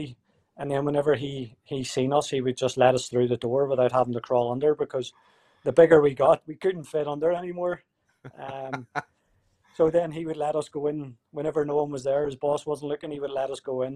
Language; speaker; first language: English; native; English